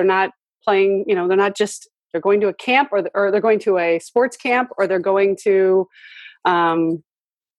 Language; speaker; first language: English; native; English